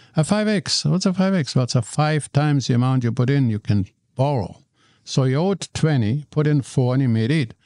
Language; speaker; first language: English; non-native, fluent; German